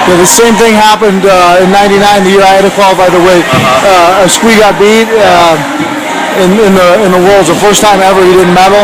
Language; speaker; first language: English; native; English